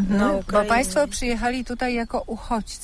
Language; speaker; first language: Ukrainian; non-native, learner; Polish